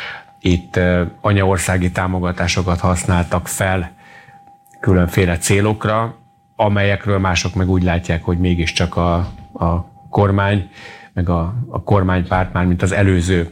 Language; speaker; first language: Hungarian; native; Hungarian